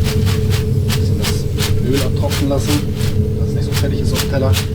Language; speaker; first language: German; native; German